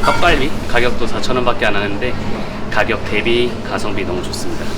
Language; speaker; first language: Korean; native; Korean